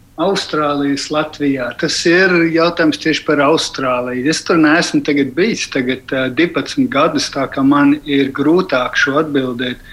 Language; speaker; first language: Latvian; early bilingual, heritage; Latvian